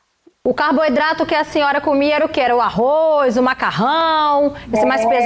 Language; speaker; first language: Portuguese; native; Portuguese